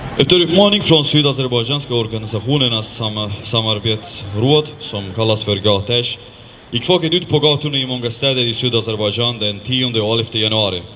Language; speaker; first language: Swedish; non-native, fluent; Azerbaijani